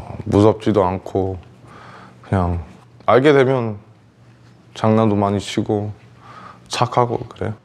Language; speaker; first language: Korean; early bilingual, heritage; Korean